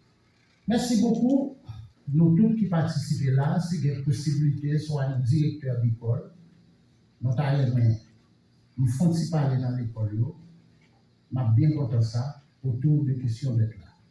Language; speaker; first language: French; non-native, local second language; Haitian Creole